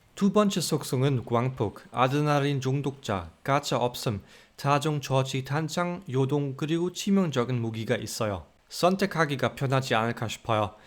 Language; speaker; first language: Korean; non-native, fluent; German